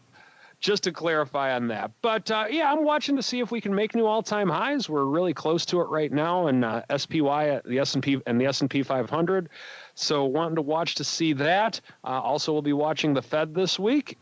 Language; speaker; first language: English; native; English